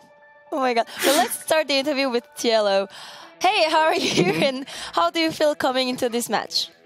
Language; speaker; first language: English; non-native, fluent; French